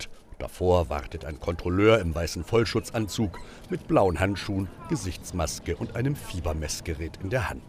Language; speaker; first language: German; native; German